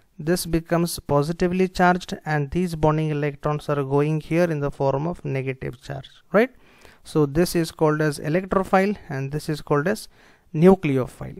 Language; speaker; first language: English; non-native, local second language; Kannada